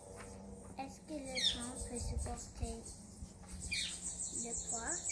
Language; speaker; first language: French; non-native, learner; English